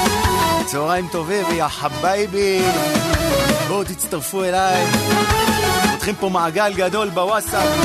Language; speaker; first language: Hebrew; native; Hebrew